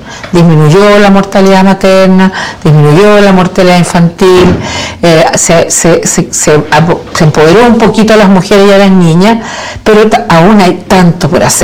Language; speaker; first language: Spanish; native; Spanish